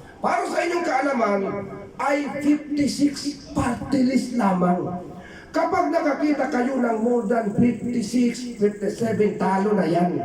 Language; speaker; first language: Filipino; non-native, local second language; Bikol